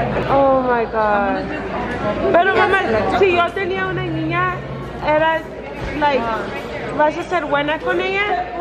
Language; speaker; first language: Spanish; early bilingual, other home language; English